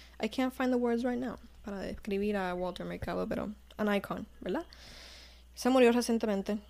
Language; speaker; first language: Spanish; early bilingual, heritage; Spanish